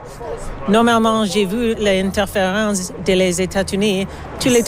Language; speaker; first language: French; non-native, learner; English